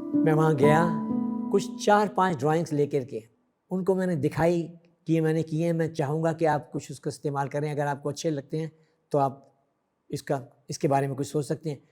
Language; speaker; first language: Hindi; early bilingual, other home language; Sindhi